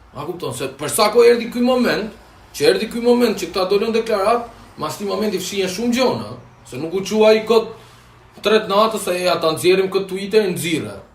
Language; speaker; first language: Albanian; native; Albanian